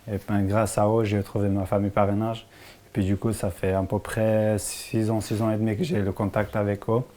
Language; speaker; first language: French; non-native, fluent; Persian